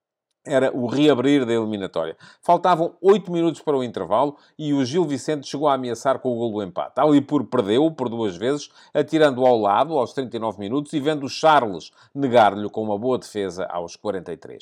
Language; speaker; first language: Portuguese; native; Portuguese